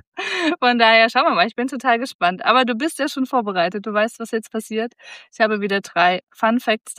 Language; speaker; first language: German; native; German